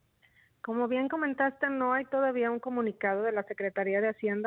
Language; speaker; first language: Spanish; native; Spanish